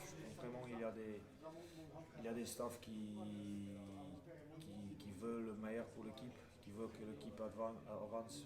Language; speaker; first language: French; non-native, fluent; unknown